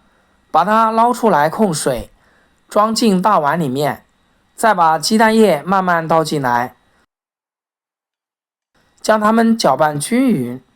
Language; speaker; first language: Chinese; native; Chinese